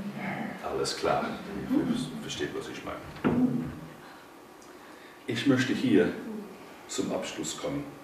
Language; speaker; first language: German; non-native, fluent; English